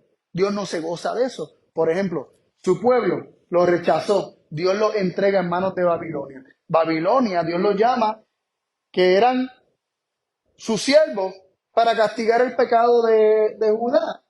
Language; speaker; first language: Spanish; native; Spanish